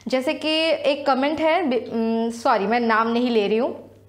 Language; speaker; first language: Hindi; non-native, local second language; Sadri